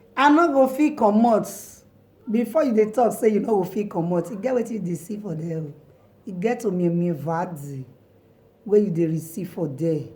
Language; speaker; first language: Nigerian Pidgin; non-native, local second language; Bini